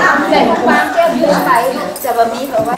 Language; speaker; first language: Thai; non-native, local second language; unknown